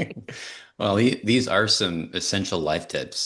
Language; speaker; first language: English; native; English